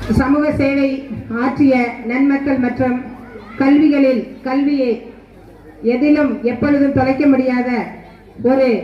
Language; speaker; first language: Tamil; native; Tamil